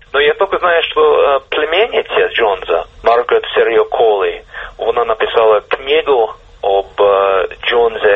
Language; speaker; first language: Russian; non-native, fluent; English